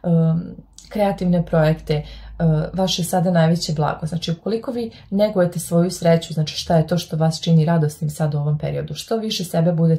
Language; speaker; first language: Serbian; native; Serbian